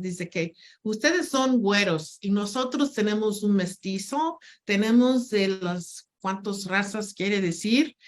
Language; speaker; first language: Spanish; non-native, fluent; English